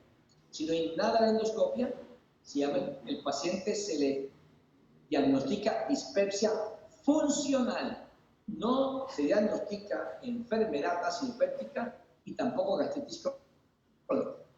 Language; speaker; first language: Spanish; native; Spanish